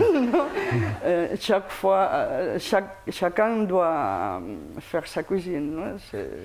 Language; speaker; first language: French; non-native, fluent; Spanish